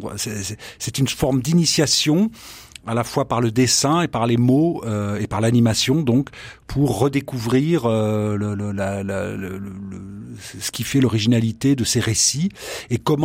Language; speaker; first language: French; native; French